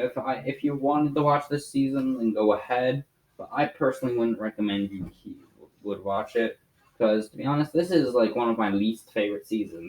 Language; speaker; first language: English; native; English